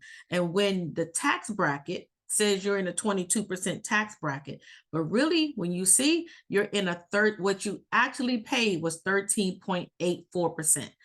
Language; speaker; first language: English; native; English